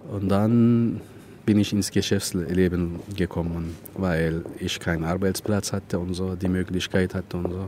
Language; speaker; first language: German; non-native, learner; Turkish